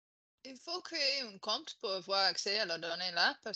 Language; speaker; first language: French; non-native, fluent; English